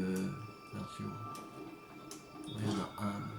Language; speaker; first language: French; native; French